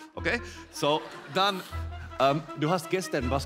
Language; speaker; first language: German; non-native, learner; Finnish